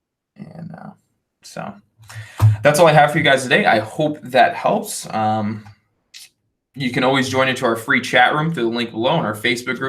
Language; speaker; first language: English; native; English